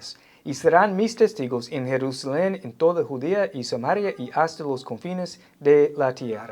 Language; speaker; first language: Spanish; non-native, fluent; English